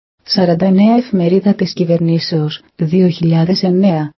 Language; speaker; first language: Greek; native; Greek